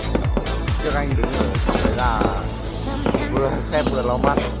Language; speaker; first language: Vietnamese; native; Vietnamese